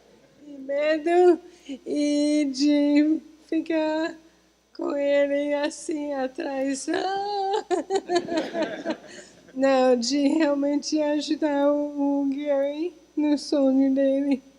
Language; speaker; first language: Portuguese; non-native, fluent; English